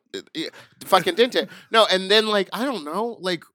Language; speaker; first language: English; native; English